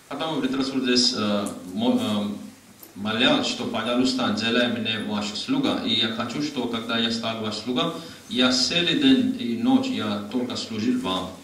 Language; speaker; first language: Russian; non-native, learner; Hindi